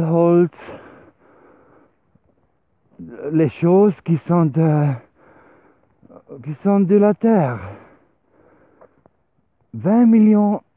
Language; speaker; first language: French; non-native, learner; Swiss German